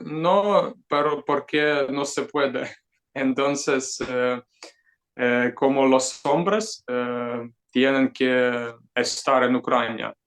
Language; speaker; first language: Spanish; non-native, fluent; Ukrainian